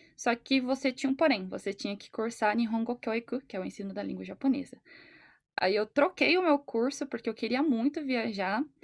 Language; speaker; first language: Portuguese; native; Portuguese